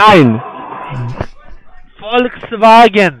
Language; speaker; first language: German; non-native, learner; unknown